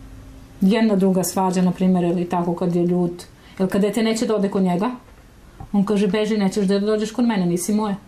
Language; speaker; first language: Serbian; native; Serbian